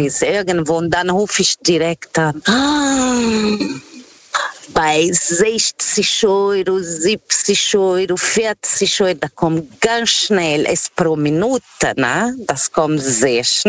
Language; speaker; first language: German; non-native, fluent; Portuguese